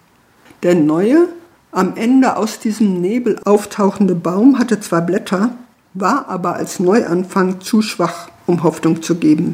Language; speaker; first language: German; native; German